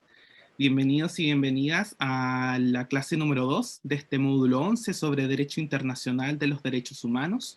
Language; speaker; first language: Spanish; native; Spanish